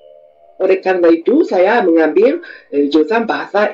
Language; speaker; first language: Indonesian; non-native, fluent; Japanese